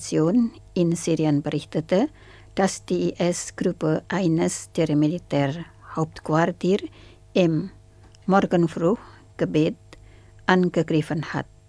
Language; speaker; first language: German; non-native, fluent; Indonesian